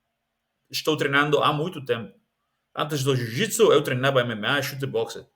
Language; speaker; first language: Portuguese; non-native, learner; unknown